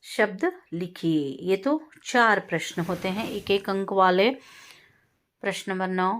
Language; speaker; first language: Hindi; non-native, local second language; Kannada